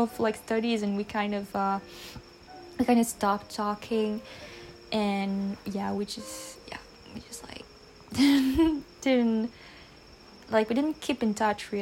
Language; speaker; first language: English; non-native, fluent; French